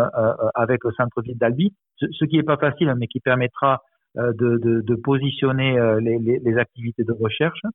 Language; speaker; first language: French; native; French